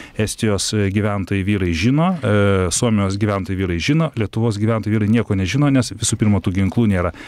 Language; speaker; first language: Lithuanian; native; Lithuanian